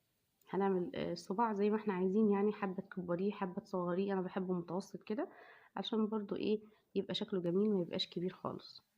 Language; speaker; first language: Arabic; native; Arabic